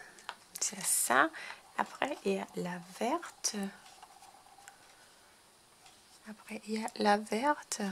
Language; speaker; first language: French; non-native, fluent; Spanish